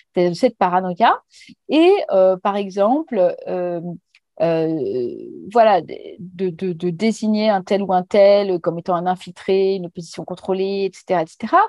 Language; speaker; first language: French; native; French